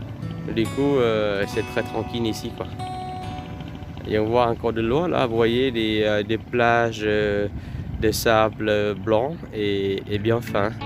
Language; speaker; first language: French; non-native, fluent; Vietnamese